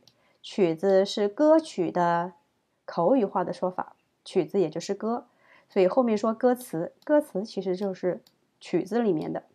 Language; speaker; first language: Chinese; native; Chinese